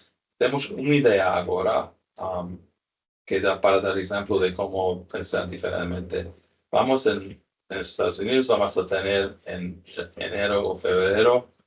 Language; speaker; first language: Portuguese; non-native, learner; Spanish